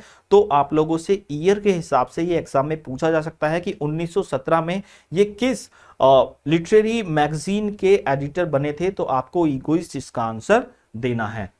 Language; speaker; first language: Hindi; native; Hindi